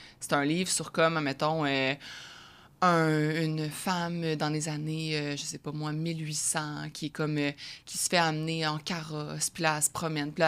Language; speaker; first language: French; native; French